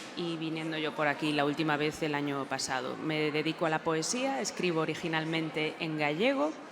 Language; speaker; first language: Spanish; non-native, local second language; Galician